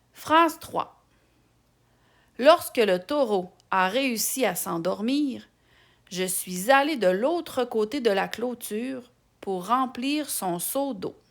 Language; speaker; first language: French; native; French